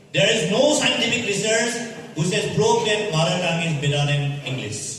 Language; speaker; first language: English; non-native, local second language; Assamese